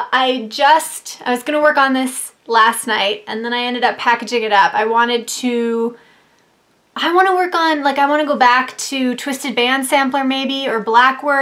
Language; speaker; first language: English; native; English